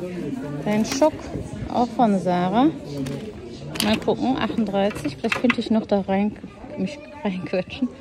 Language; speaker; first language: German; early bilingual, other home language; Turkish